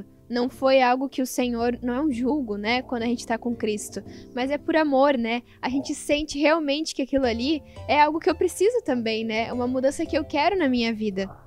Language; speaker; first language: Portuguese; native; Portuguese